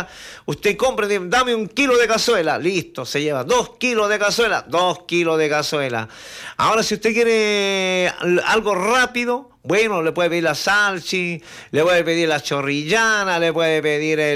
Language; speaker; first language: Spanish; native; Spanish